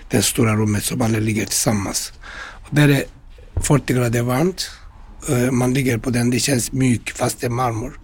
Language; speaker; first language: Swedish; non-native, fluent; Turkish